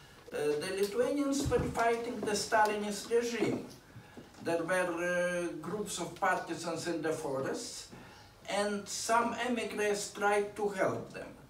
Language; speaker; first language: English; non-native, fluent; Lithuanian